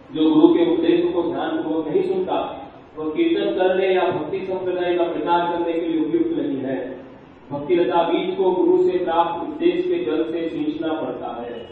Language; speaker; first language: Hindi; native; Hindi